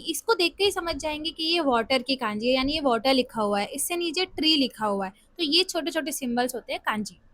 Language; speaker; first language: Hindi; native; Hindi